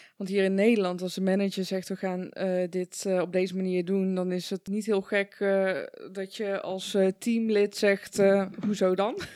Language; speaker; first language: Dutch; early bilingual, other home language; Persian